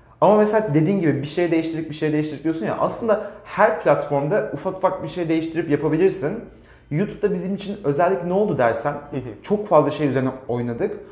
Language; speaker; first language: Turkish; native; Turkish